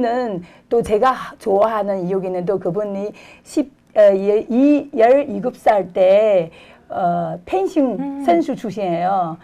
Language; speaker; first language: Korean; non-native, fluent; Chinese